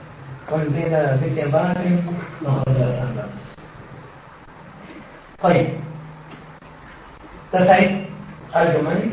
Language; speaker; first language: German; non-native, fluent; Arabic